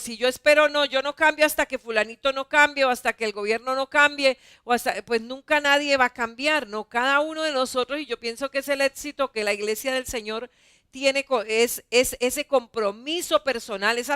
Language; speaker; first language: Spanish; native; Spanish